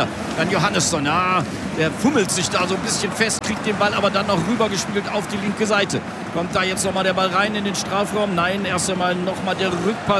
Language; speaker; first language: German; native; German